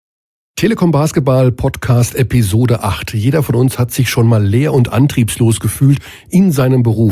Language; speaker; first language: German; native; German